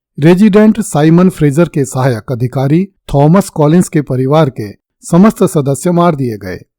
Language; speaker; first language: Hindi; native; Hindi